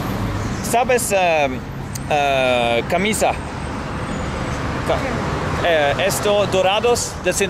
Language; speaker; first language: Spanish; non-native, learner; Norwegian